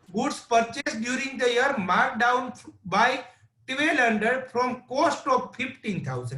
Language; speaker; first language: English; non-native, local second language; Gujarati